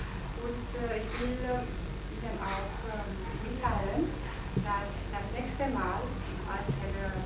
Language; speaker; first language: German; non-native, fluent; Romanian